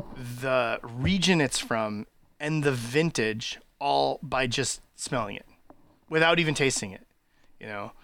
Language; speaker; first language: English; native; English